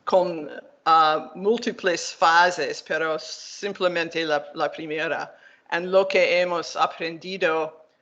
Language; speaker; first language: Spanish; non-native, learner; English